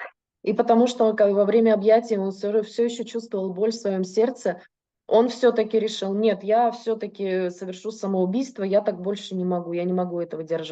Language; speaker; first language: Russian; native; Russian